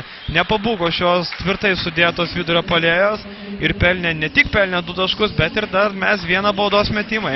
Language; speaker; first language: Lithuanian; native; Lithuanian